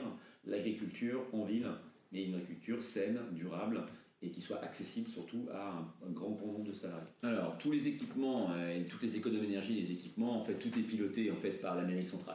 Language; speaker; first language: French; native; French